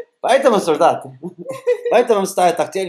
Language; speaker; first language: Russian; non-native, learner; Korean